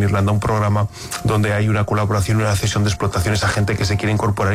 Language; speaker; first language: Spanish; native; Spanish